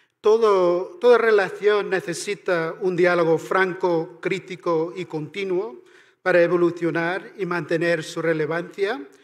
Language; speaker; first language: Spanish; non-native, fluent; Irish